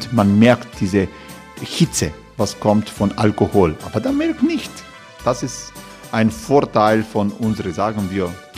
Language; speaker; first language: German; non-native, learner; Croatian